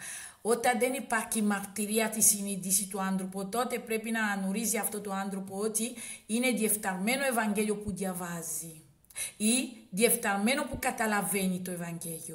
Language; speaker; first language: Greek; non-native, learner; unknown